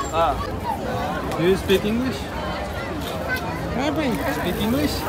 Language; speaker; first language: English; non-native, local second language; Hindi